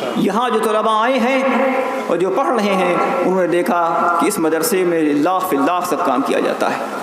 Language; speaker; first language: Urdu; native; Urdu